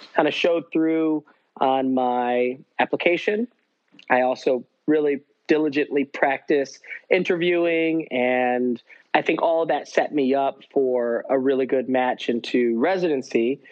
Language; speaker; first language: English; native; English